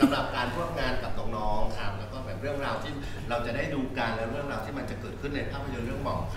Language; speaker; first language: Thai; native; Thai